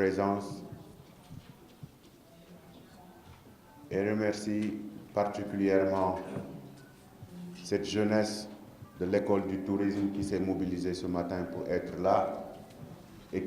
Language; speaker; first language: French; non-native, local second language; Wolof